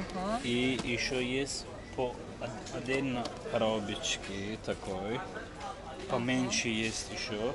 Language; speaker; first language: Russian; non-native, learner; Turkish